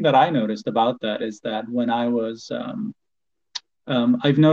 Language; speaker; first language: English; non-native, fluent; Polish